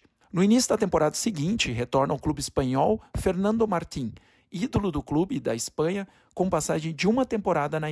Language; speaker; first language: Portuguese; native; Portuguese